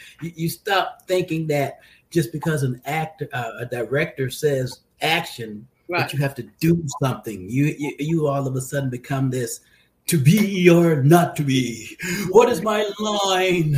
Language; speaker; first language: English; native; English